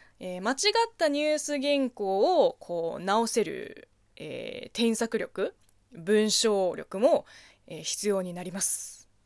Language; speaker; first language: Japanese; non-native, fluent; Chinese